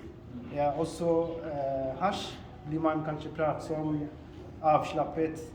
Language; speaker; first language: Norwegian; non-native, fluent; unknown